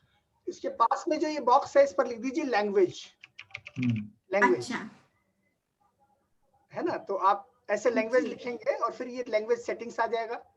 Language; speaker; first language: Hindi; native; Hindi